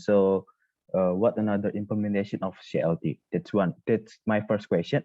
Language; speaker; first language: English; non-native, learner; Indonesian